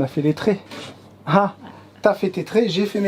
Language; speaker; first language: French; native; French